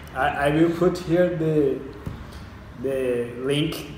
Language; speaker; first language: English; non-native, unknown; Portuguese